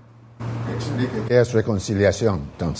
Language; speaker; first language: Portuguese; non-native, learner; Spanish